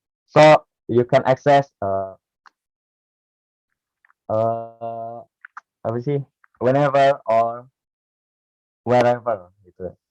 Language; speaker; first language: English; non-native, learner; Indonesian